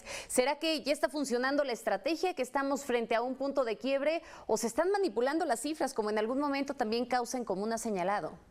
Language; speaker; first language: Spanish; native; Spanish